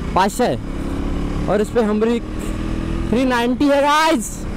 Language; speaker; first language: Hindi; non-native, local second language; Marathi